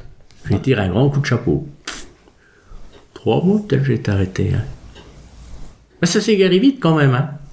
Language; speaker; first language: French; native; French